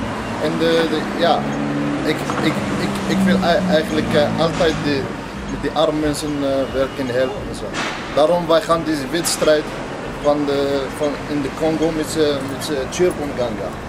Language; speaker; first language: Dutch; non-native, learner; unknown